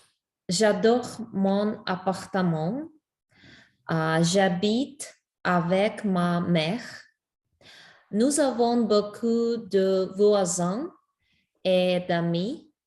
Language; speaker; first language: French; non-native, learner; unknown